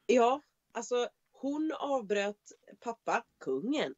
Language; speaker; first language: Swedish; native; Swedish